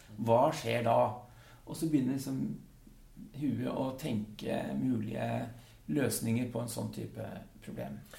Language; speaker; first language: Norwegian; early bilingual, other home language; Dutch